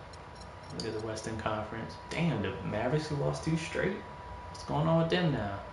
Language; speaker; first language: English; native; English